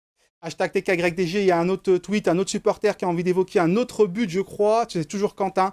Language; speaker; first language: French; native; French